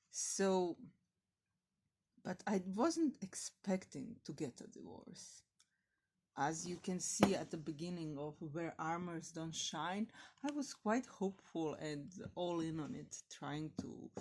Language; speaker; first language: English; non-native, fluent; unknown